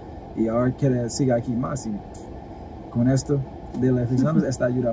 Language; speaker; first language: Spanish; non-native, learner; English